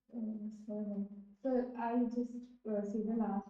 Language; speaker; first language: English; non-native, fluent; Hindi